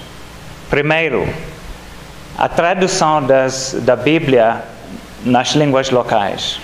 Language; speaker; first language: Portuguese; non-native, fluent; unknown